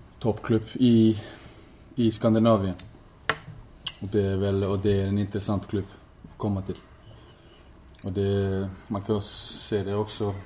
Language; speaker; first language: Swedish; non-native, learner; Icelandic